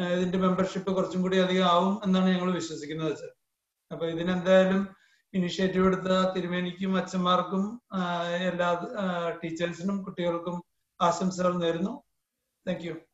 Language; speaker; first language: Malayalam; native; Malayalam